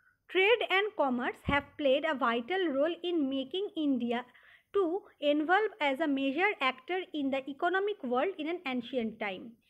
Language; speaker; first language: English; non-native, local second language; Bangla